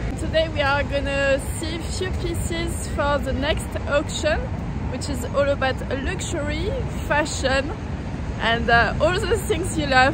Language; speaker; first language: English; non-native, fluent; French